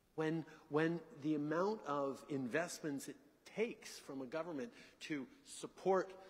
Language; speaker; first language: English; early bilingual, other home language; French